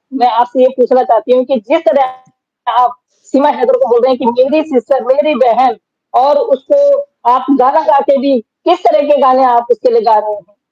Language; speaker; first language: Hindi; native; Hindi